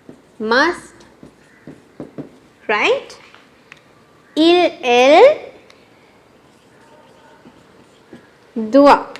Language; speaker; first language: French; non-native, fluent; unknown